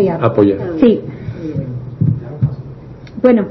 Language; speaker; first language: Spanish; non-native, learner; English